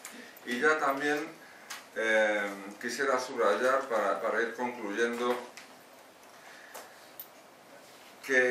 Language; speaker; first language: Spanish; native; Spanish